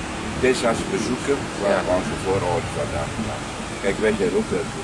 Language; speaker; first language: Dutch; early bilingual, heritage; Javanese